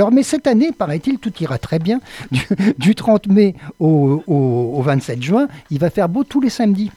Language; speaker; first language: French; native; French